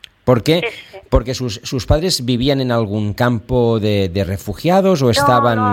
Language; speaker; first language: Spanish; non-native, local second language; Catalan